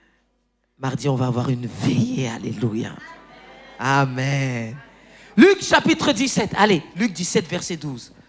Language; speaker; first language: French; native; French